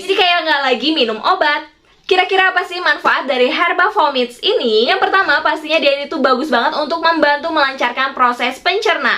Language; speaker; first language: Indonesian; native; Indonesian